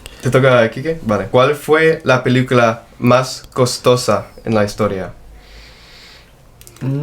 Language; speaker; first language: Spanish; non-native, fluent; English